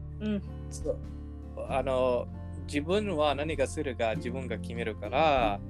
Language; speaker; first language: Japanese; non-native, learner; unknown